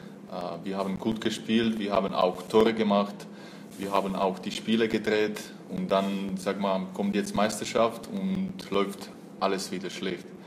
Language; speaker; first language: German; non-native, fluent; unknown